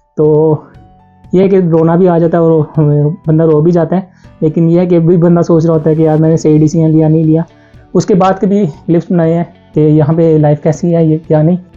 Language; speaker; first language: Urdu; non-native, local second language; Punjabi